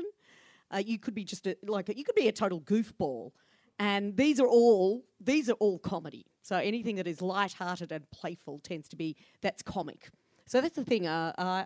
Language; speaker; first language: English; native; English